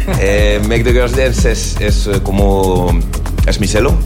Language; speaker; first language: Spanish; non-native, learner; French